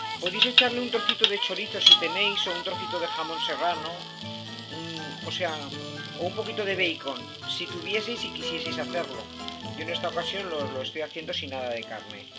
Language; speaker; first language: Spanish; native; Spanish